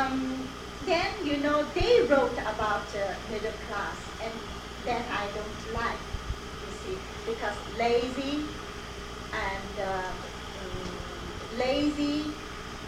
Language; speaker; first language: English; non-native, fluent; Chinese